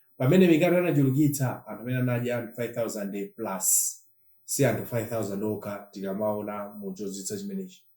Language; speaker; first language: Nyanja; non-native, local second language; Tumbuka